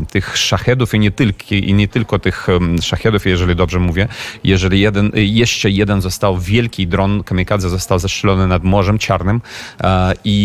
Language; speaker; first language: Polish; non-native, fluent; Ukrainian